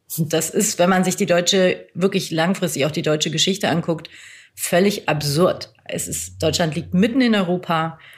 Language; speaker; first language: German; early bilingual, other home language; Turkish